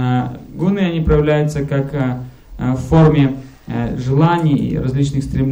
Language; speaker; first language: Russian; native; Russian